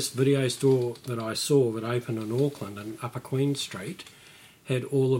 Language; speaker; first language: English; native; English